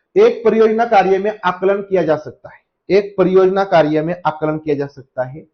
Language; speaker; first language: Hindi; non-native, local second language; Marathi